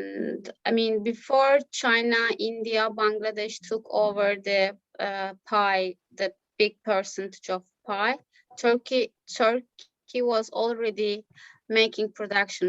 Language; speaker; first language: English; non-native, fluent; Turkish